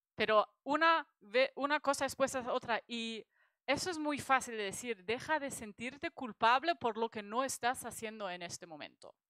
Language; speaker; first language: Spanish; non-native, fluent; German